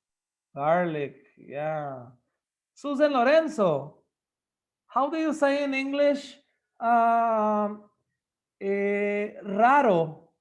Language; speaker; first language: English; non-native, fluent; Spanish